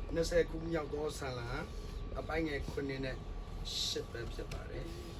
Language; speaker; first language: Burmese; non-native, local second language; S'gaw Karen